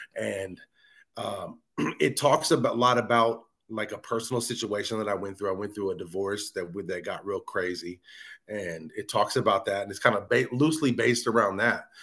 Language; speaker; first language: English; native; English